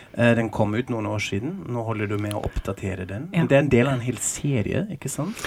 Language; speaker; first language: Norwegian; non-native, fluent; German